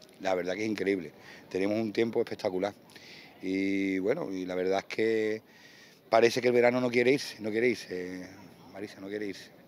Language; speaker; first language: Spanish; native; Spanish